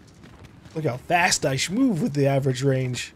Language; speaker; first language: English; native; English